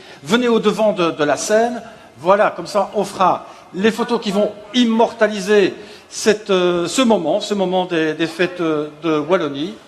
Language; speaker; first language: French; native; French